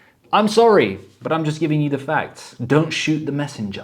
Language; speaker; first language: English; early bilingual, other home language; Polish